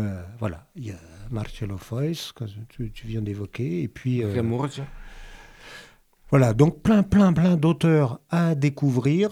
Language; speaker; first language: French; native; French